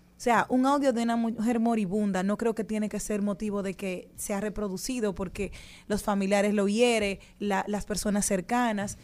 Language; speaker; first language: Spanish; native; Spanish